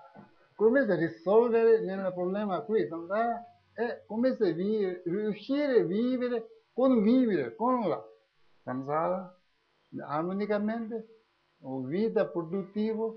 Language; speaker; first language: Italian; non-native, learner; Tibetan